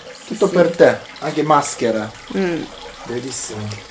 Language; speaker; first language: Italian; non-native, learner; Japanese